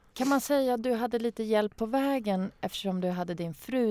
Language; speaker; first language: Swedish; non-native, fluent; Persian